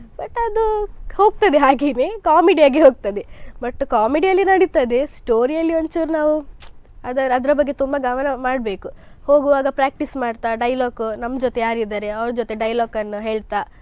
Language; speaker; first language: Kannada; native; Kannada